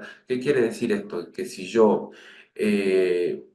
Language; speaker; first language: Spanish; native; Spanish